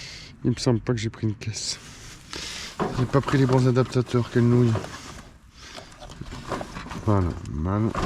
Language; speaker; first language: French; native; French